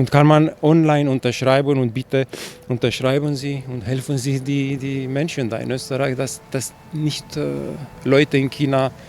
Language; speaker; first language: German; non-native, fluent; Chinese